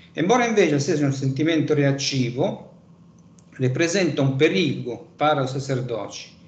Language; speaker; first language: Portuguese; non-native, fluent; Italian